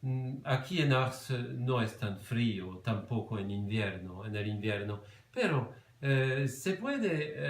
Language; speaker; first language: Spanish; non-native, fluent; French